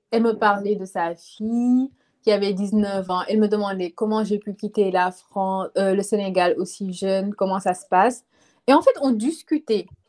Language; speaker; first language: French; non-native, local second language; Wolof